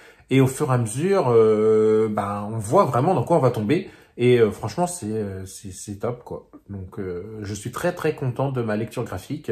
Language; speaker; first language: French; native; French